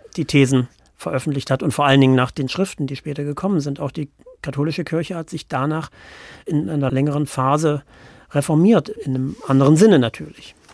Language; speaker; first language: German; native; German